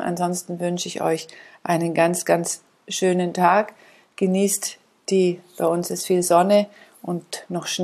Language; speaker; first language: German; native; German